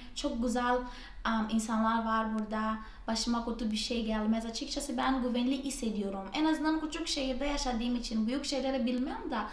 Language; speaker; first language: Turkish; non-native, fluent; Portuguese